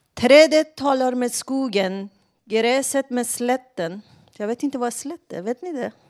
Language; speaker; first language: Swedish; non-native, fluent; Persian